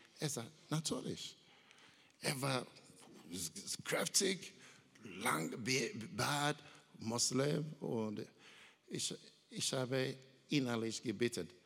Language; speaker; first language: German; non-native, learner; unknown